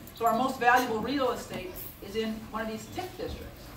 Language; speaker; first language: English; native; English